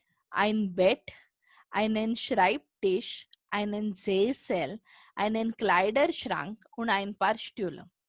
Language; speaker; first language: German; non-native, fluent; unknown